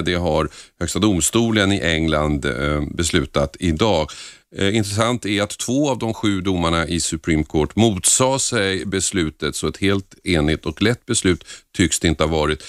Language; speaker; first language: Swedish; native; Swedish